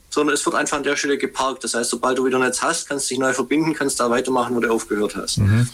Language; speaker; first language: German; native; German